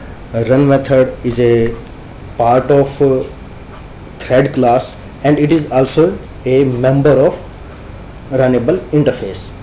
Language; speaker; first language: Hindi; native; Hindi